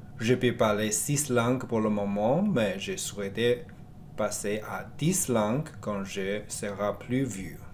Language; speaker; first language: French; non-native, learner; Chinese